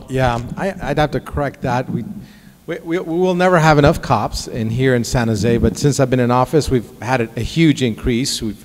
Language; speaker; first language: English; early bilingual, other home language; Arabic